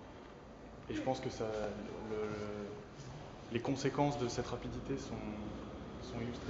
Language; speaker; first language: French; native; French